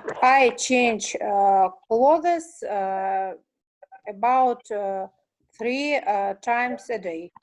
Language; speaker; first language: English; non-native, learner; Russian